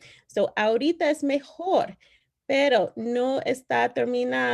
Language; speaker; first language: Spanish; non-native, learner; English